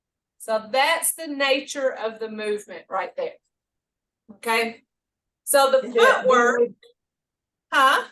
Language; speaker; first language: English; native; English